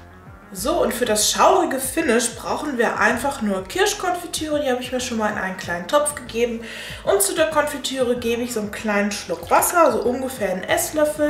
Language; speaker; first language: German; native; German